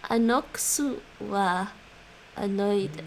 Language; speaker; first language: Japanese; non-native, learner; English